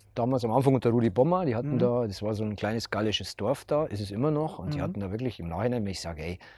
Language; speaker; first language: German; native; German